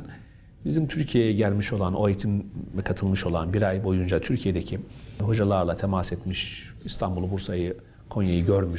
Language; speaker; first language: Turkish; native; Turkish